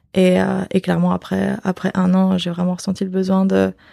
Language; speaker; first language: French; native; French